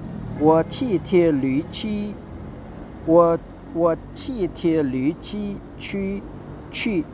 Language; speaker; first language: Chinese; non-native, learner; Korean